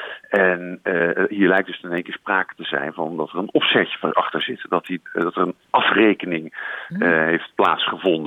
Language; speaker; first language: Dutch; native; Dutch